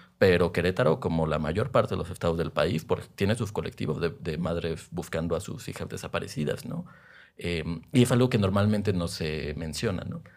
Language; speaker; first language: Spanish; native; Spanish